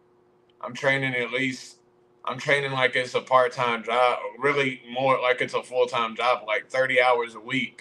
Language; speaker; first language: English; native; English